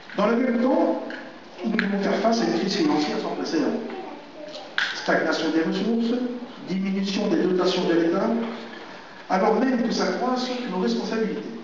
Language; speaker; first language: French; native; French